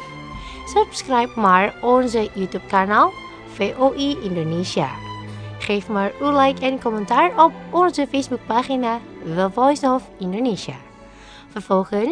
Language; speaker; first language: Dutch; non-native, fluent; Indonesian